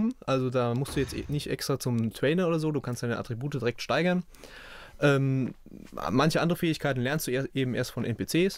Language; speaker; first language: German; native; German